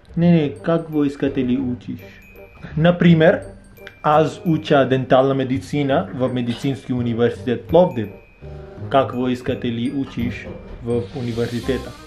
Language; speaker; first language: Bulgarian; non-native, learner; English